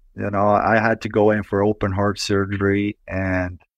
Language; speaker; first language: English; non-native, fluent; Swedish